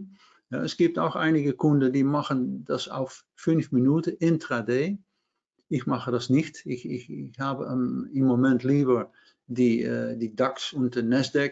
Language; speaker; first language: German; non-native, learner; Dutch